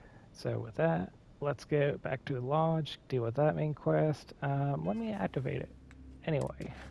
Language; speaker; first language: English; native; English